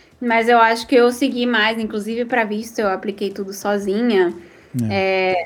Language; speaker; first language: Portuguese; early bilingual, other home language; Spanish